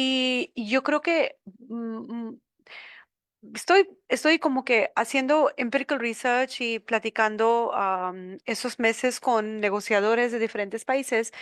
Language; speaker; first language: Spanish; non-native, learner; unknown